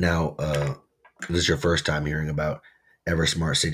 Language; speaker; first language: English; native; English